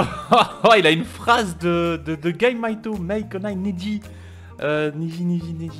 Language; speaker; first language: French; native; French